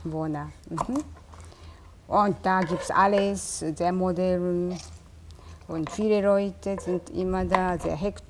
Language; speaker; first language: German; non-native, learner; Japanese